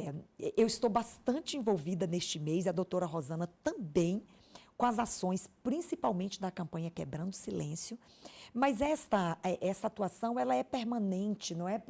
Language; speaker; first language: Portuguese; native; Portuguese